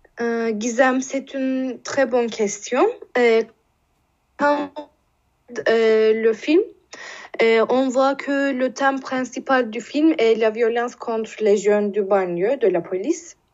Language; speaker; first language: French; non-native, learner; Turkish